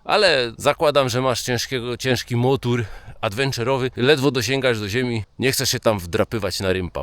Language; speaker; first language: Polish; native; Polish